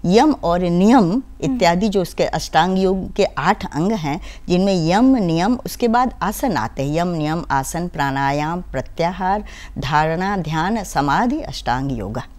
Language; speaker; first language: Hindi; native; Hindi